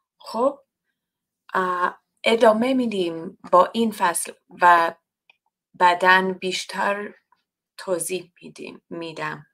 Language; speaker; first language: Persian; non-native, fluent; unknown